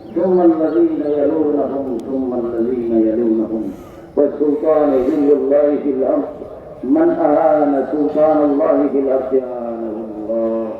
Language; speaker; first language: Arabic; non-native, fluent; Bangla